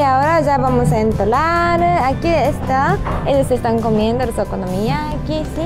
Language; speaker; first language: Spanish; non-native, learner; Japanese